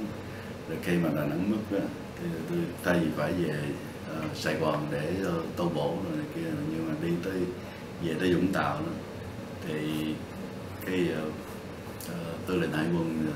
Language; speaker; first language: Vietnamese; non-native, local second language; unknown